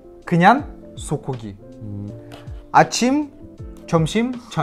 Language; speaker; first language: Korean; non-native, learner; Russian